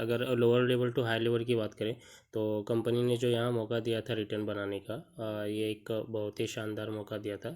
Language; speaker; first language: Hindi; native; Hindi